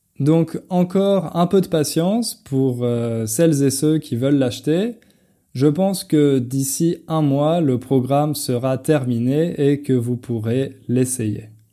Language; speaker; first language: French; native; French